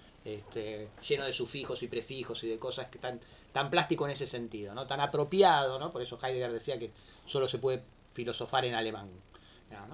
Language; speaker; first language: Spanish; native; Spanish